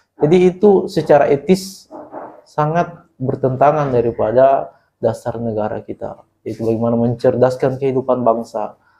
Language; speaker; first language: Indonesian; native; Indonesian